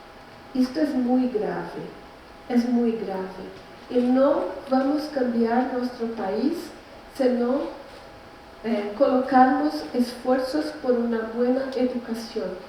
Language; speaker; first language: Spanish; non-native, learner; Portuguese